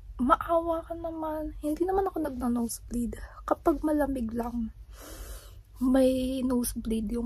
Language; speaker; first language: Filipino; native; Filipino